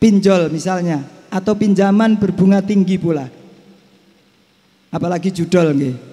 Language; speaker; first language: Indonesian; native; Indonesian